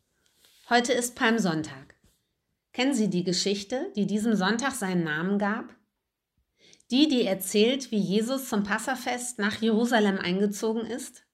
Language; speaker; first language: German; native; German